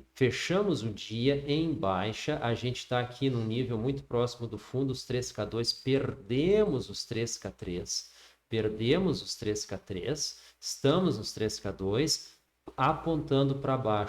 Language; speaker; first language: Portuguese; native; Portuguese